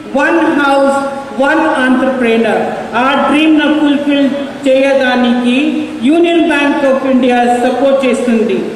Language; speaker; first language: Telugu; non-native, learner; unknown